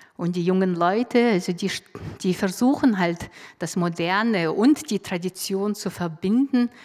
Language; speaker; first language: German; non-native, fluent; Mongolian